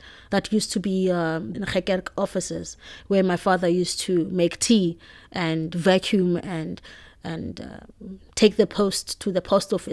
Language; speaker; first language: English; non-native, local second language; Xhosa